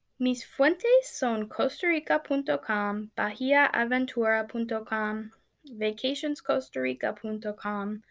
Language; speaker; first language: Spanish; non-native, learner; English